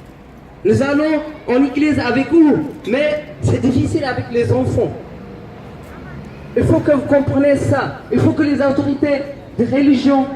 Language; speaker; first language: French; non-native, learner; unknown